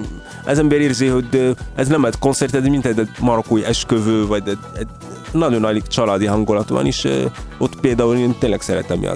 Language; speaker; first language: Hungarian; non-native, fluent; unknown